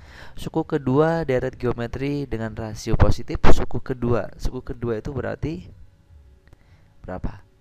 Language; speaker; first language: Indonesian; native; Indonesian